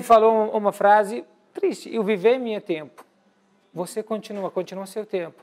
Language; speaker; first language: Portuguese; non-native, learner; Arabic